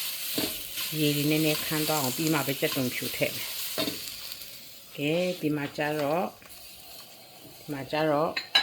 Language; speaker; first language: Burmese; non-native, local second language; Kachin